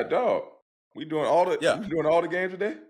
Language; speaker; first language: English; native; English